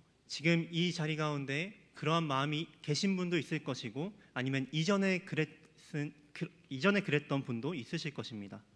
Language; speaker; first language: Korean; native; Korean